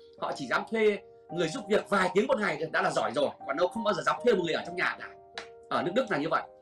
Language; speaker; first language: Vietnamese; native; Vietnamese